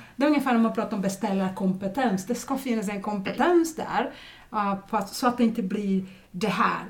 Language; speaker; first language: Swedish; non-native, fluent; Portuguese